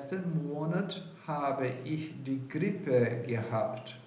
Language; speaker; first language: German; non-native, fluent; Portuguese